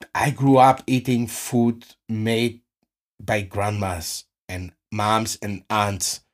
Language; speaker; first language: English; non-native, fluent; Greek